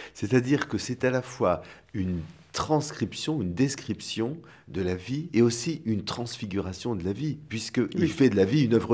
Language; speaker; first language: French; native; French